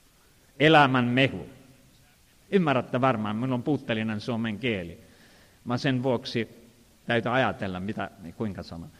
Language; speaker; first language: Finnish; non-native, fluent; Estonian